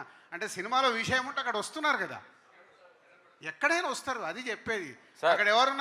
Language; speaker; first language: Telugu; native; Telugu